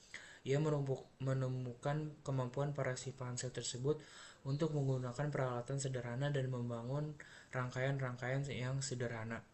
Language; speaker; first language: Indonesian; native; Indonesian